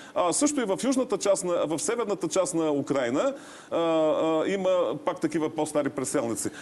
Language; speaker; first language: Bulgarian; native; Bulgarian